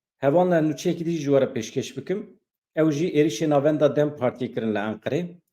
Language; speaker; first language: Kurdish; native; Kurdish